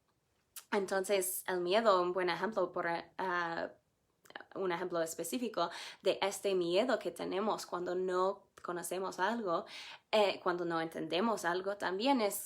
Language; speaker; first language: Spanish; non-native, fluent; English